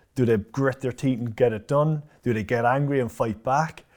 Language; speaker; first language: English; native; English